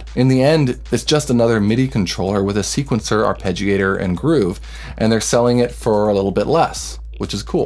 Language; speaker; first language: English; native; English